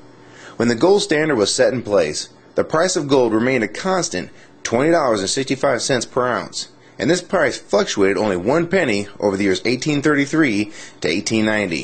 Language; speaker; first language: English; native; English